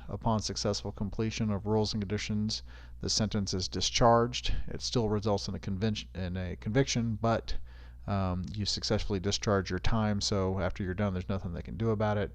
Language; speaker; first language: English; native; English